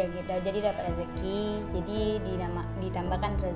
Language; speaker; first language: Indonesian; native; Indonesian